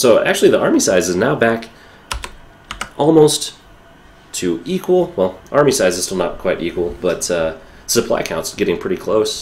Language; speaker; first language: English; native; English